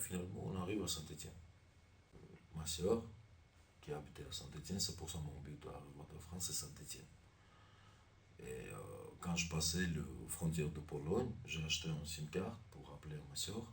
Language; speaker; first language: French; non-native, learner; Armenian